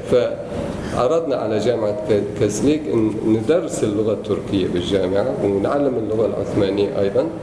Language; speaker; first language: Arabic; non-native, fluent; Turkish